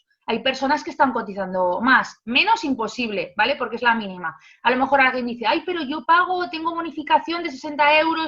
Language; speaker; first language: Spanish; native; Spanish